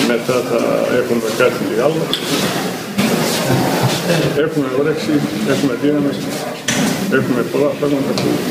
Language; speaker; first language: Greek; non-native, fluent; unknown